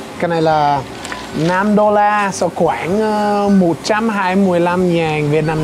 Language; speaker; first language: Vietnamese; non-native, fluent; English